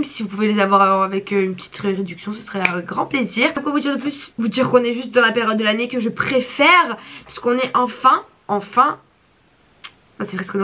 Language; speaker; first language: French; native; French